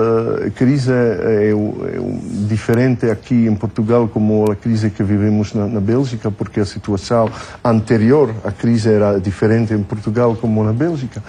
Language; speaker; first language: Portuguese; non-native, fluent; French